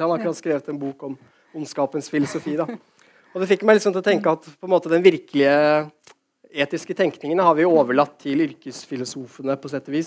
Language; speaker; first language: Norwegian; native; Norwegian